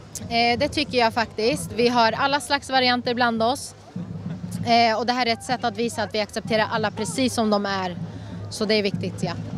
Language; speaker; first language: Swedish; early bilingual, other home language; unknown